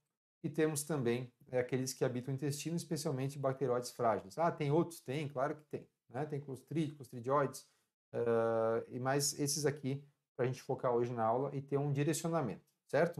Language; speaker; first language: Portuguese; native; Portuguese